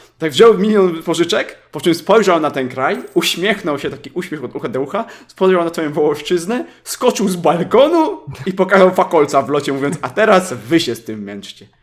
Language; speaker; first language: Polish; native; Polish